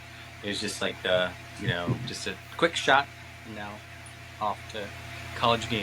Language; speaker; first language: English; native; English